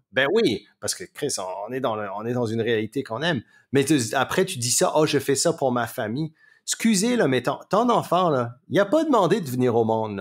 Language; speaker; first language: French; native; French